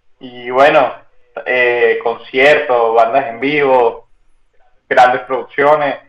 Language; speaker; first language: Spanish; native; Spanish